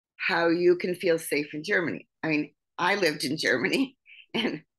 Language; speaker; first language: English; native; English